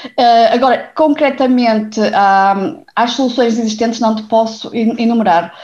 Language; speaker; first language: Portuguese; native; Portuguese